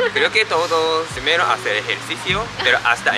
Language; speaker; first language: Spanish; non-native, learner; Japanese